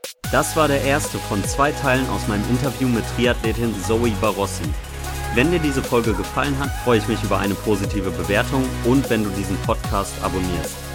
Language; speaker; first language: German; native; German